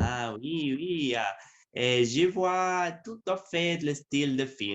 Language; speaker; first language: French; non-native, learner; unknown